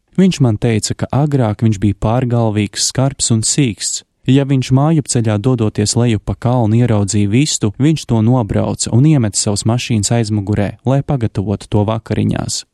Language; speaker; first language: Latvian; native; Latvian